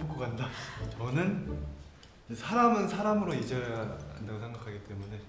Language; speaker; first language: Korean; native; Korean